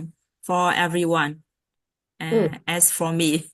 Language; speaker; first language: English; non-native, learner; Vietnamese